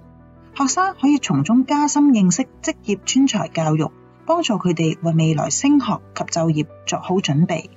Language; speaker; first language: Chinese; non-native, local second language; Cantonese